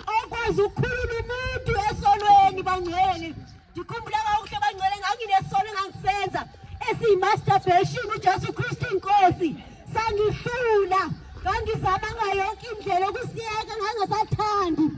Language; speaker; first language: Zulu; non-native, local second language; Xhosa